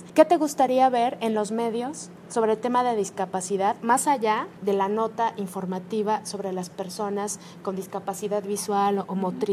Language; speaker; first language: Spanish; native; Spanish